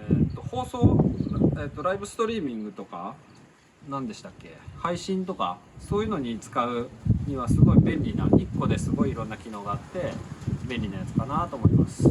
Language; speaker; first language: Japanese; native; Japanese